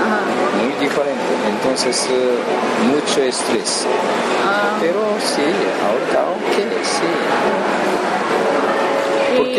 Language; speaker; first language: Spanish; non-native, learner; Japanese